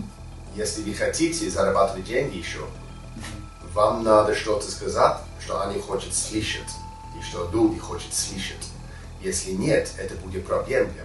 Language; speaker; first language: Russian; non-native, learner; English